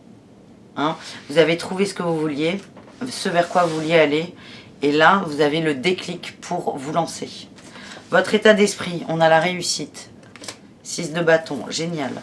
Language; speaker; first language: French; native; French